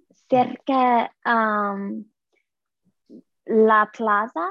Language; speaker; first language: Spanish; non-native, learner; English